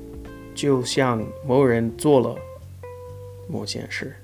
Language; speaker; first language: Chinese; non-native, fluent; English